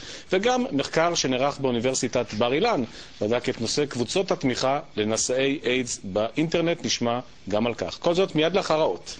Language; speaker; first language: Hebrew; native; Hebrew